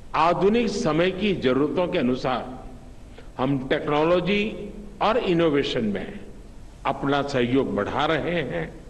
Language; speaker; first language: Hindi; non-native, local second language; Gujarati